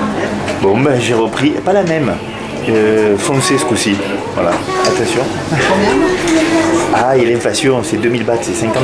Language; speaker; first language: French; native; French